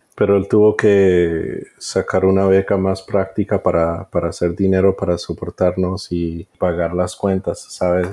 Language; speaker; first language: Spanish; early bilingual, heritage; Spanish